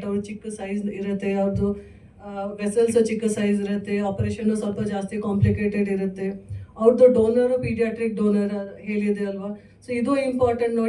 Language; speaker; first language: Kannada; non-native, fluent; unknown